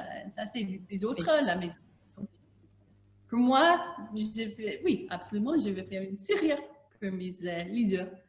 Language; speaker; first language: French; non-native, learner; English